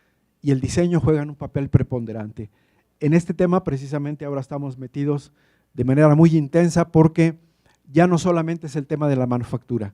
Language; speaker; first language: Spanish; native; Spanish